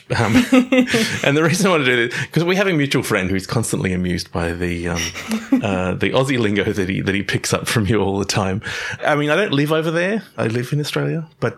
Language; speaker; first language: English; native; English